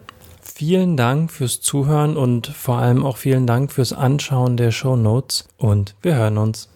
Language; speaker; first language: German; native; German